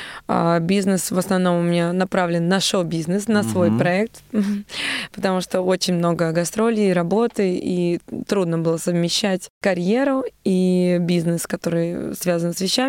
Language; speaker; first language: Russian; native; Russian